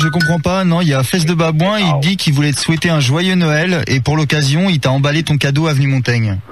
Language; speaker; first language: French; native; French